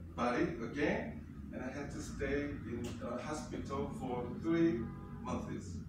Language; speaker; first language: English; non-native, fluent; Korean